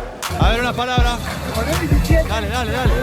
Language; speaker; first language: Spanish; native; Spanish